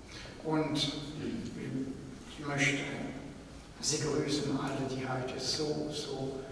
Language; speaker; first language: German; non-native, fluent; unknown